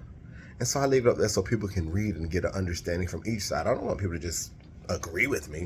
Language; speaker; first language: English; native; English